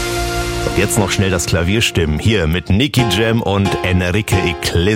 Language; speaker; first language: German; native; German